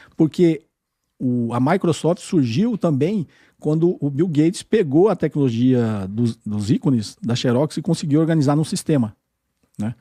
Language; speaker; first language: Portuguese; native; Portuguese